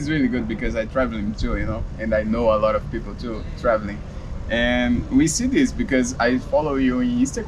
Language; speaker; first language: English; non-native, learner; Portuguese